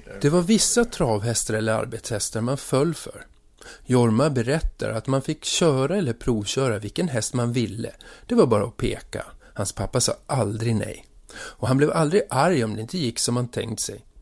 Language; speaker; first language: Swedish; native; Swedish